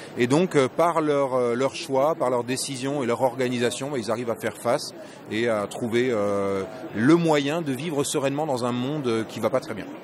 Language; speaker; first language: French; native; French